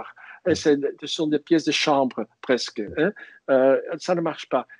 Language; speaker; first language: French; non-native, fluent; Dutch